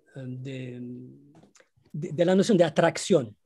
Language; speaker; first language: Spanish; non-native, fluent; Arabic